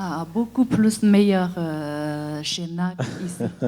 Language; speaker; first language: French; non-native, learner; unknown